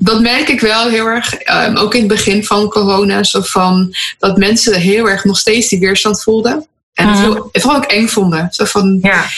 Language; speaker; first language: Dutch; native; Dutch